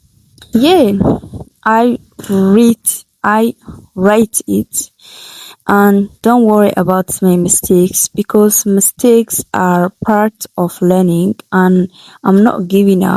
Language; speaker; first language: English; non-native, learner; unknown